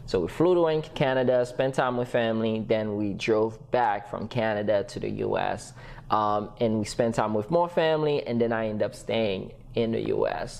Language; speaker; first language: English; non-native, fluent; Haitian Creole